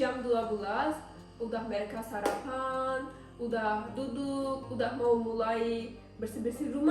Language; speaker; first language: Indonesian; non-native, learner; Turkish